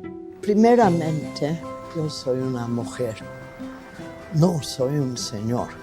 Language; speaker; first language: Spanish; non-native, fluent; English